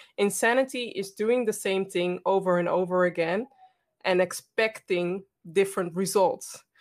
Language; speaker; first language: English; non-native, fluent; Dutch